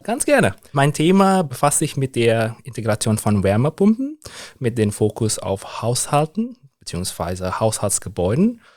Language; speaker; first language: German; non-native, fluent; Indonesian